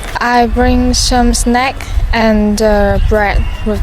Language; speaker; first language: English; non-native, learner; Cantonese